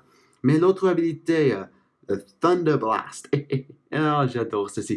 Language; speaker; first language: French; non-native, fluent; English